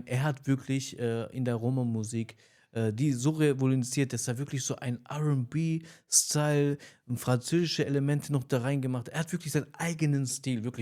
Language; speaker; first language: German; early bilingual, heritage; Romany